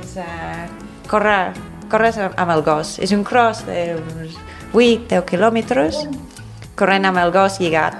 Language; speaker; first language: Catalan; non-native, fluent; English